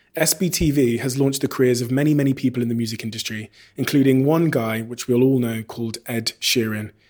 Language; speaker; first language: English; native; English